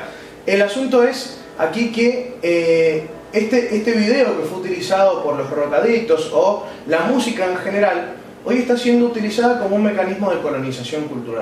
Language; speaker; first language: Spanish; native; Spanish